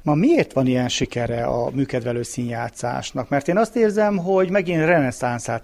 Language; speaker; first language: Hungarian; native; Hungarian